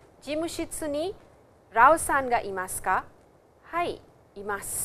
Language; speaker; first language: Japanese; non-native, fluent; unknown